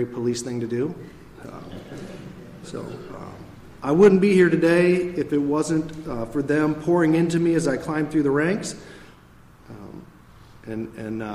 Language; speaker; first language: English; native; English